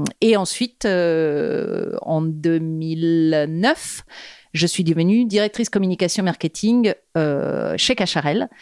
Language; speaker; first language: French; non-native, fluent; Italian